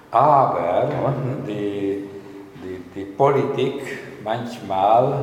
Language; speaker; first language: German; non-native, learner; Hungarian